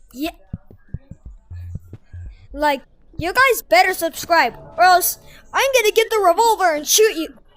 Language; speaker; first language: English; native; English